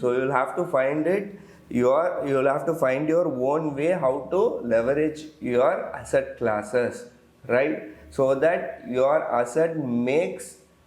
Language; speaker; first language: English; non-native, local second language; Tamil